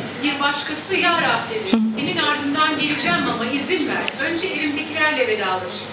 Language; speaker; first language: Turkish; non-native, fluent; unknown